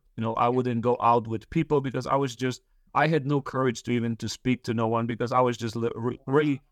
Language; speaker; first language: English; early bilingual, other home language; Polish